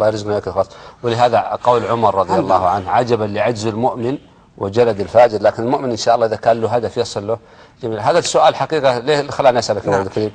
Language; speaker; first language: Arabic; native; Arabic